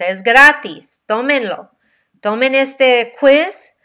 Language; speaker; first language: Spanish; early bilingual, heritage; Spanish